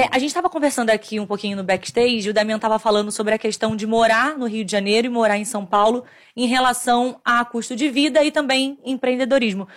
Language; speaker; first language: Portuguese; native; Portuguese